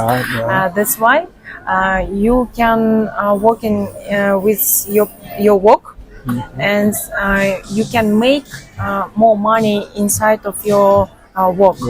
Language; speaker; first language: English; non-native, learner; Russian